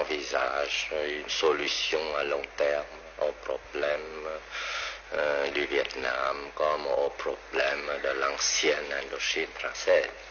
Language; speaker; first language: French; non-native, local second language; Vietnamese